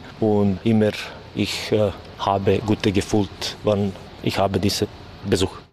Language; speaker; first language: German; non-native, learner; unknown